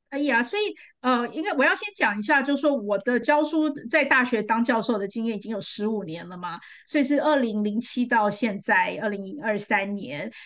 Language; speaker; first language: Chinese; native; Chinese